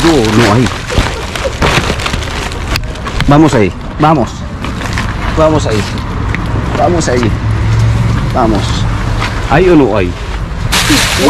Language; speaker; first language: Spanish; non-native, learner; Filipino